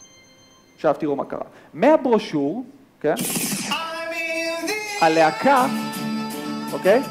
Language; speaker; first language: Hebrew; native; Hebrew